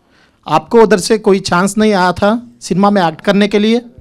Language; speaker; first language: Hindi; non-native, local second language; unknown